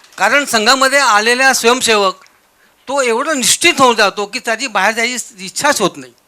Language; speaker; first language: Marathi; non-native, local second language; Marwari